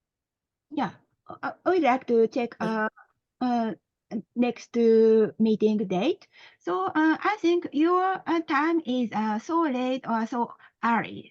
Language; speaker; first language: English; non-native, learner; Japanese